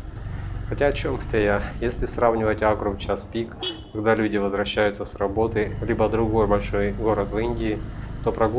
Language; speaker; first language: Russian; native; Russian